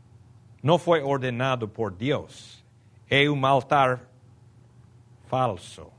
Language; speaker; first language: Portuguese; non-native, fluent; Spanish